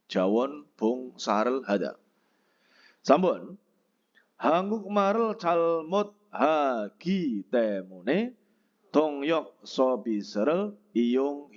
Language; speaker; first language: Korean; non-native, fluent; Indonesian